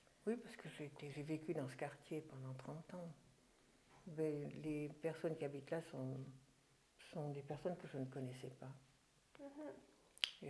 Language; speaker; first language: French; early bilingual, other home language; German